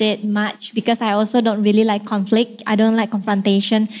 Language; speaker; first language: English; non-native, fluent; Indonesian